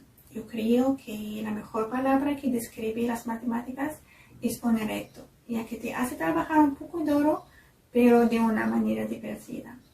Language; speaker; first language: Spanish; non-native, fluent; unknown